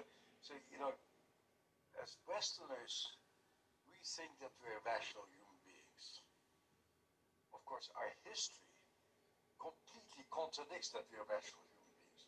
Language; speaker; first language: English; non-native, fluent; Dutch